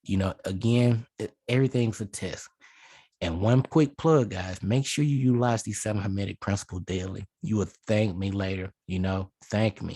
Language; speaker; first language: English; native; English